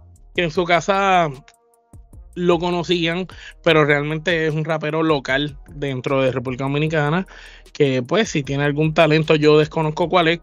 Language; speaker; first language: Spanish; native; Spanish